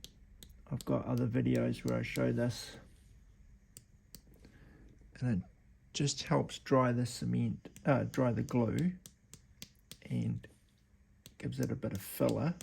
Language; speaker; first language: English; native; English